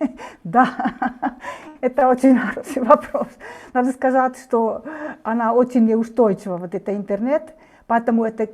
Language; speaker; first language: Russian; non-native, fluent; Finnish